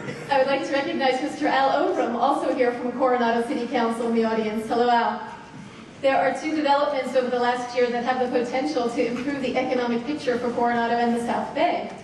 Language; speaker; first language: English; native; English